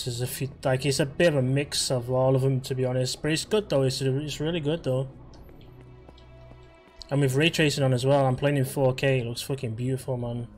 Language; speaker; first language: English; native; English